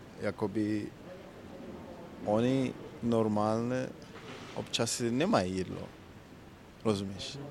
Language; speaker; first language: Czech; non-native, learner; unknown